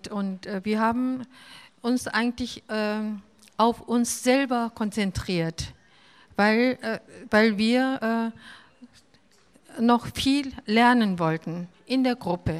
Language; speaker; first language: German; non-native, fluent; Korean